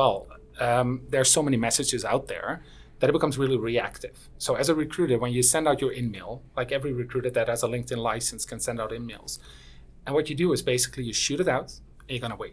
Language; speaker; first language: English; non-native, fluent; Dutch